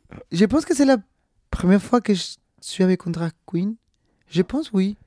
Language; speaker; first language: French; non-native, fluent; Spanish